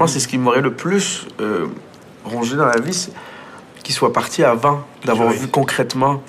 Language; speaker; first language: French; early bilingual, other home language; Arabic